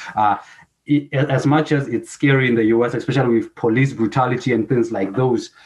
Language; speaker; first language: English; non-native, local second language; Southern Sotho